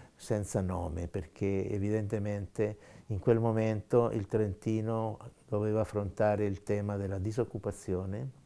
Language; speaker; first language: Italian; native; Italian